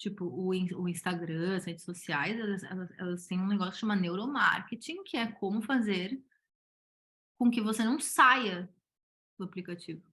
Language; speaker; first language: Portuguese; native; Portuguese